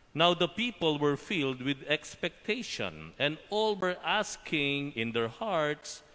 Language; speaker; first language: English; non-native, local second language; Filipino